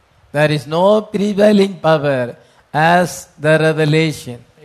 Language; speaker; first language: English; non-native, local second language; Tamil